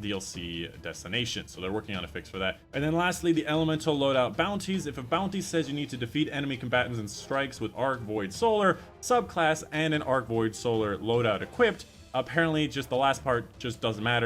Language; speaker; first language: English; native; English